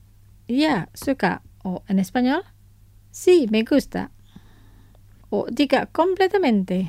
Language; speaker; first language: Spanish; non-native, fluent; Indonesian